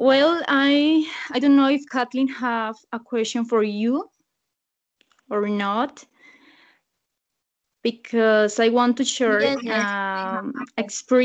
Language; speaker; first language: English; non-native, learner; Spanish